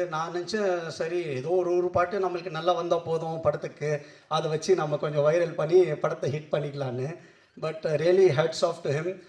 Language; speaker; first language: Tamil; non-native, local second language; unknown